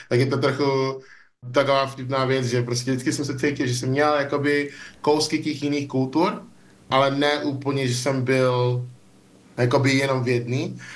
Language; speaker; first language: Czech; early bilingual, other home language; English